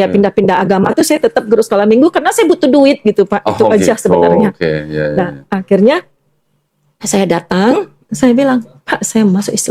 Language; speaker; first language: Indonesian; native; Indonesian